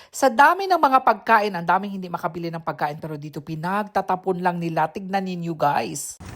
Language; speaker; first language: Filipino; native; Filipino